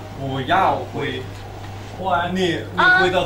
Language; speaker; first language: Chinese; non-native, learner; Thai